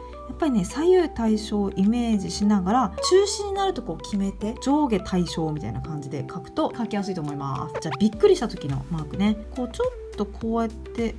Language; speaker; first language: Japanese; native; Japanese